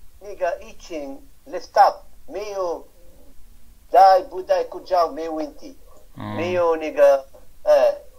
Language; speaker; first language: Chinese; non-native, learner; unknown